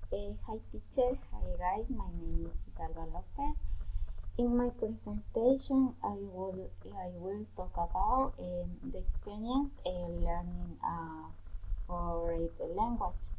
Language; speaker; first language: English; non-native, learner; Spanish